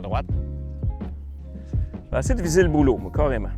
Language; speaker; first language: French; native; French